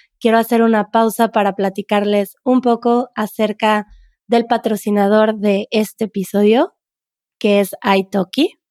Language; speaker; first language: Spanish; native; Spanish